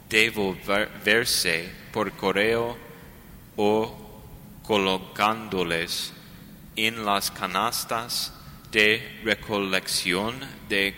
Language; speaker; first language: Spanish; non-native, learner; English